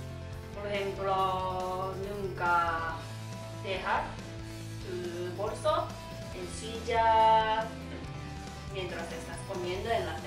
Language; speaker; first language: Spanish; non-native, learner; Japanese